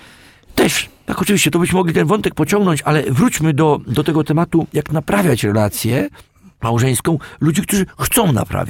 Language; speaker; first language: Polish; native; Polish